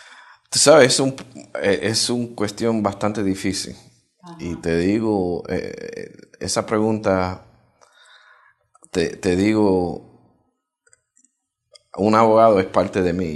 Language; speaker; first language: Spanish; early bilingual, heritage; Spanish